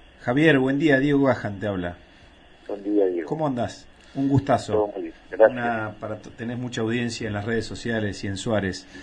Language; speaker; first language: Spanish; native; Spanish